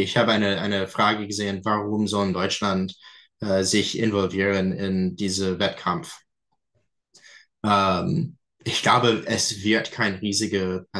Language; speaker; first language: German; non-native, fluent; English